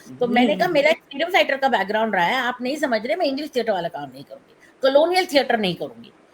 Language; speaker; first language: Hindi; non-native, local second language; Tamil